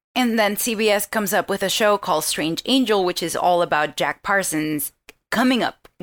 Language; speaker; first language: English; non-native, fluent; Spanish